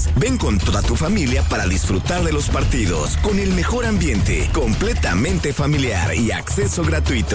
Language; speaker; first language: Spanish; native; Spanish